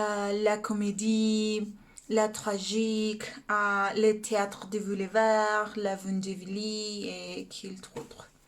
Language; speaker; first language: French; non-native, learner; Spanish